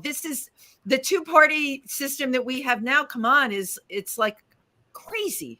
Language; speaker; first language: English; native; English